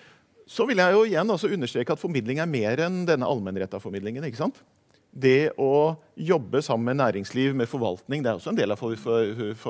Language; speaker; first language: Norwegian; native; Norwegian